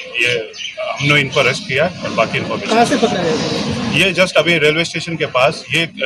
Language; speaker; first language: Hindi; non-native, local second language; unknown